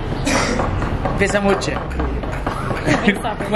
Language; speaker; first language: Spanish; non-native, learner; Arabic